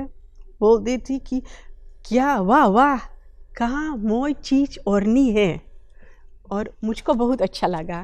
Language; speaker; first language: Hindi; early bilingual, heritage; Dutch